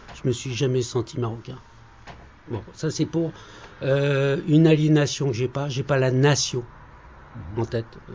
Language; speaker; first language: French; native; French